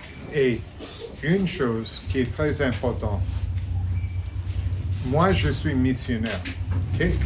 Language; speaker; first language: French; non-native, fluent; English